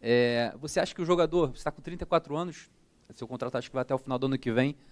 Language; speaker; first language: Portuguese; native; Portuguese